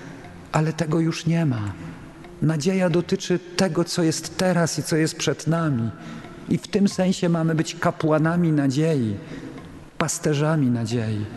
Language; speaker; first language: Polish; native; Polish